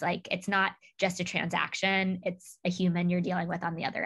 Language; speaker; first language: English; native; English